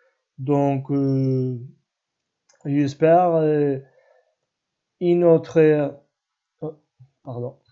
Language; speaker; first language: French; non-native, learner; Spanish